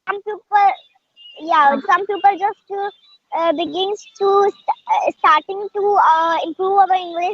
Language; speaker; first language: English; non-native, learner; Hindi